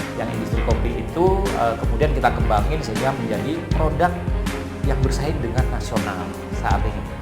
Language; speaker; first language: Indonesian; non-native, local second language; Madurese